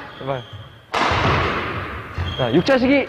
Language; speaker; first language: Korean; native; Korean